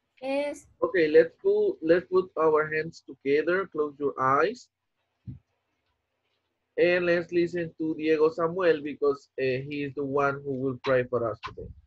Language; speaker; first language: English; non-native, fluent; Spanish